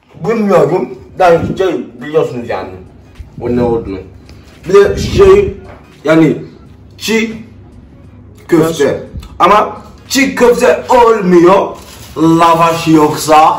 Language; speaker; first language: Turkish; non-native, learner; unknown